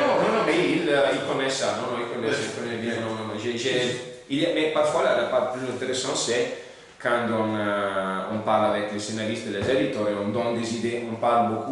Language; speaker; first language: French; non-native, learner; Italian